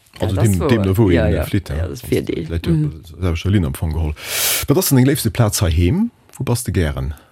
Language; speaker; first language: Luxembourgish; native; Luxembourgish